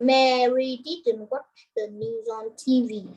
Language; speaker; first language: English; non-native, learner; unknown